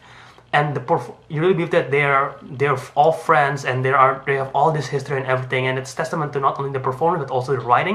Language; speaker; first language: English; non-native, fluent; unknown